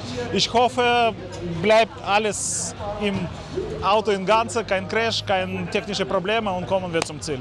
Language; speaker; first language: German; non-native, learner; Russian